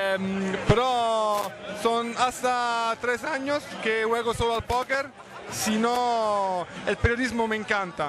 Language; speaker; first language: Spanish; non-native, fluent; Italian